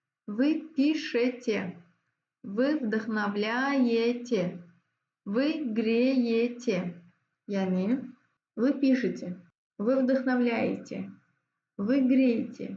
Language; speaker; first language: Russian; non-native, fluent; Azerbaijani